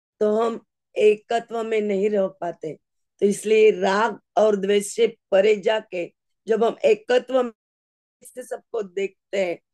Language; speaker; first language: Hindi; non-native, local second language; Marathi